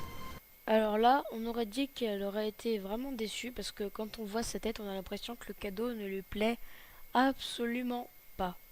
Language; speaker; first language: French; native; French